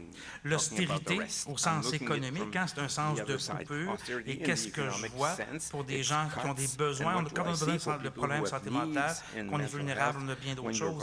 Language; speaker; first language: French; native; French